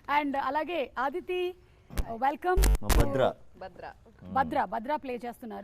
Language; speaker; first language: Telugu; native; Telugu